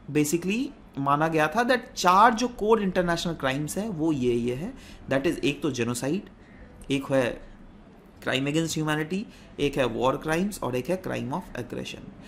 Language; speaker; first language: Hindi; non-native, local second language; Assamese